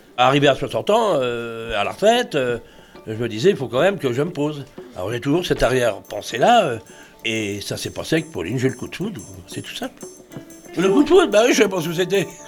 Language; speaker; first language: French; native; French